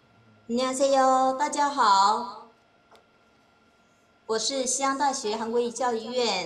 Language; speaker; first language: Chinese; non-native, fluent; Korean